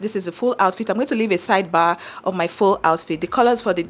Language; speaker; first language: English; native; English